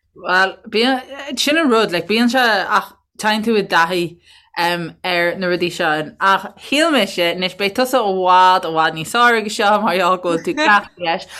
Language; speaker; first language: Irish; native; Irish